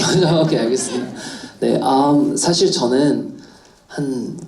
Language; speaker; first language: Korean; non-native, fluent; English